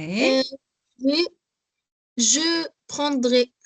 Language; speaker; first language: French; non-native, learner; Arabic